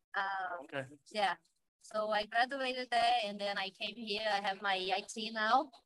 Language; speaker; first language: English; non-native, fluent; Portuguese